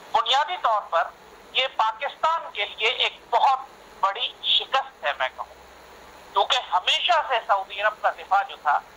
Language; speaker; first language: Urdu; native; Urdu